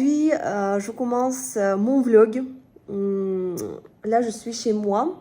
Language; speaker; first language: French; non-native, fluent; Russian